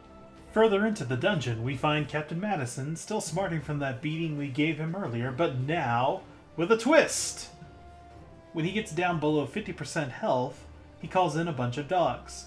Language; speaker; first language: English; native; English